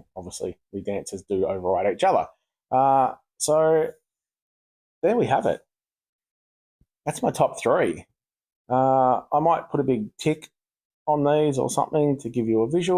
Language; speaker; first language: English; native; English